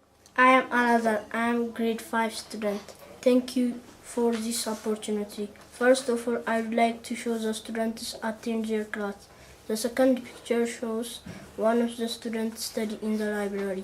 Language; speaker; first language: English; non-native, learner; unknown